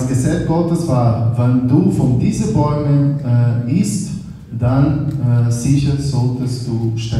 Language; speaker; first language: German; non-native, learner; Portuguese